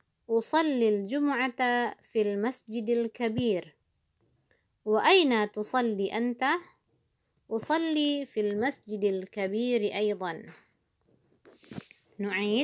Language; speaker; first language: Arabic; non-native, fluent; Indonesian